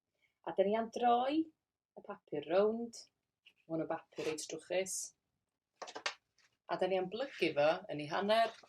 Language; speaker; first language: Welsh; native; Welsh